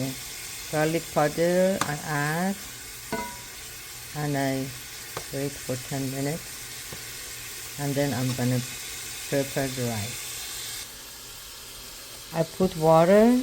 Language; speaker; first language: English; non-native, learner; Persian